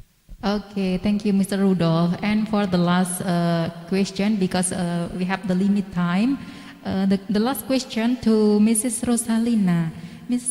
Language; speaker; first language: English; non-native, learner; Indonesian